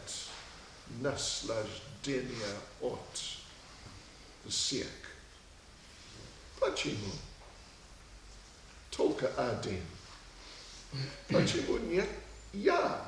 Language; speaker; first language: Russian; non-native, learner; English